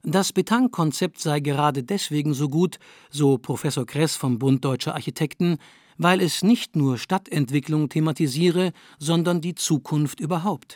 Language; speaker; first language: German; native; German